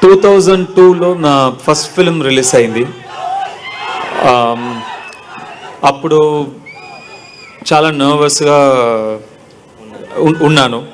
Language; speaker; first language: Telugu; non-native, learner; Tamil